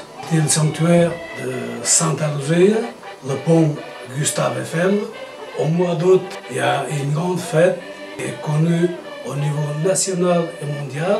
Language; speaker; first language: French; non-native, fluent; Portuguese